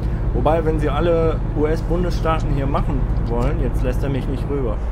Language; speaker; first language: German; native; German